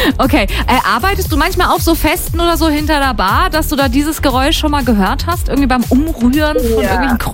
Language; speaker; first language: German; native; German